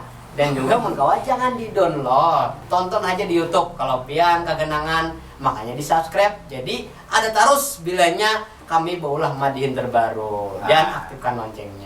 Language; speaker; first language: Indonesian; non-native, local second language; Banjar